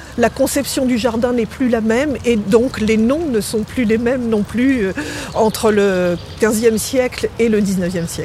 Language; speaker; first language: French; native; French